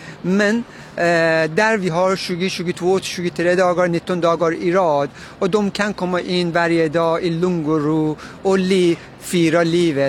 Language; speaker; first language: Swedish; non-native, fluent; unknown